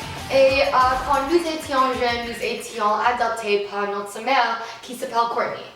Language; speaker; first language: French; non-native, learner; English